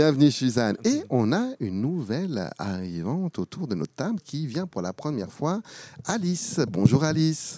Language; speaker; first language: French; native; French